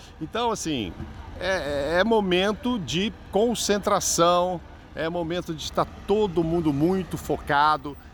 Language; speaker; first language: Portuguese; native; Portuguese